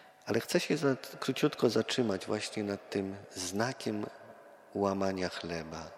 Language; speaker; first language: Polish; native; Polish